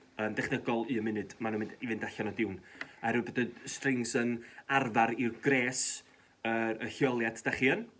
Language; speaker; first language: Welsh; native; Welsh